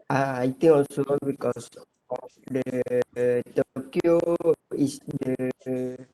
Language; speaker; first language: English; non-native, learner; Malay